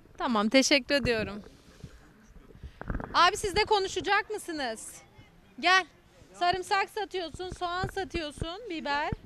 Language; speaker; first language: Turkish; native; Turkish